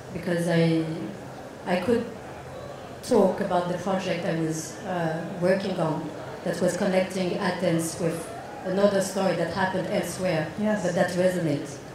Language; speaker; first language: English; non-native, fluent; Arabic